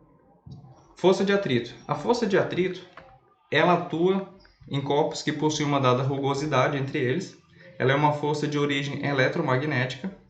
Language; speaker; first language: Portuguese; native; Portuguese